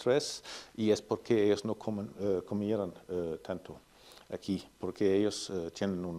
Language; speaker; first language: Spanish; non-native, fluent; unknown